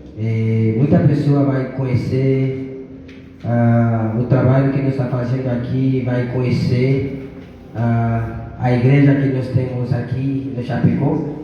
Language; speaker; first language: Portuguese; non-native, local second language; Haitian Creole